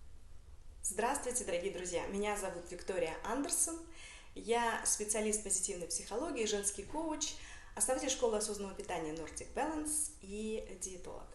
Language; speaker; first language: Russian; native; Russian